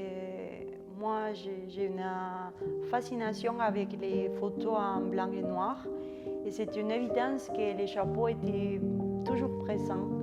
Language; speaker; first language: French; non-native, fluent; Spanish